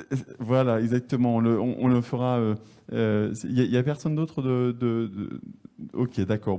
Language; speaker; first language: French; native; French